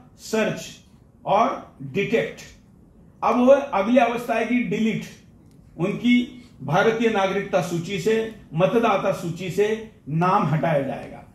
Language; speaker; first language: Hindi; non-native, local second language; Marathi